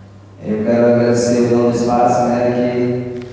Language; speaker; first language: Portuguese; non-native, local second language; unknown